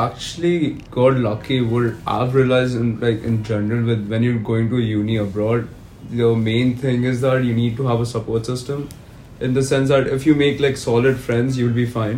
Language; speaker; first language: English; non-native, local second language; Hindi